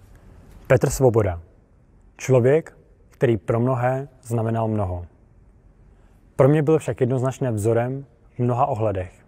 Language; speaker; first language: Czech; native; Czech